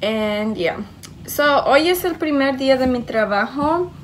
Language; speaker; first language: Spanish; early bilingual, heritage; Spanish